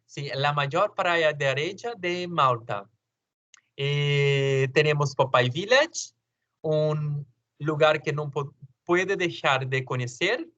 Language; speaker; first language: Spanish; non-native, learner; Portuguese